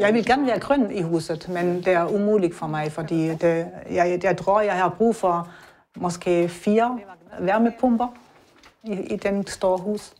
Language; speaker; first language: Danish; non-native, learner; German